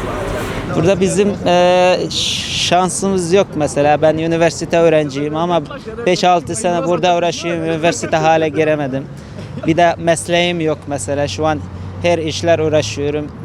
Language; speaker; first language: Turkish; non-native, fluent; Arabic